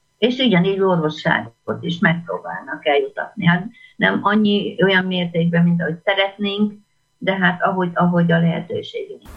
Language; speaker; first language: Hungarian; native; Hungarian